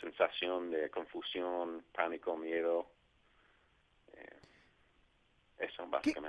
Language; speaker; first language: Spanish; non-native, fluent; English